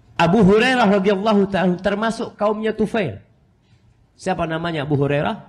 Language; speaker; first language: Indonesian; native; Indonesian